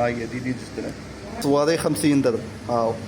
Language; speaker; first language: Arabic; native; Arabic